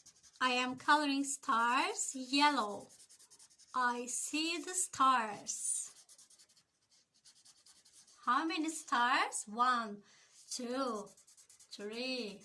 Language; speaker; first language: English; non-native, learner; Turkish